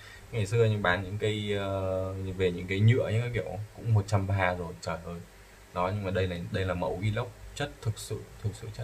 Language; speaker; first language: Vietnamese; native; Vietnamese